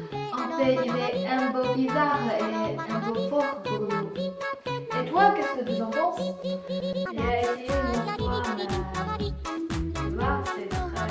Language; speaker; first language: French; non-native, learner; Chinese